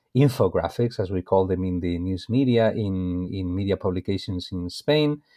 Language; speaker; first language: English; non-native, fluent; Spanish